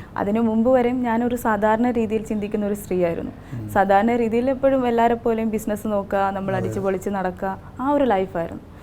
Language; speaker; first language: Malayalam; non-native, local second language; Divehi